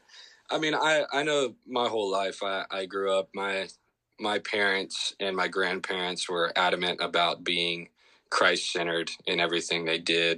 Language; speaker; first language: English; native; English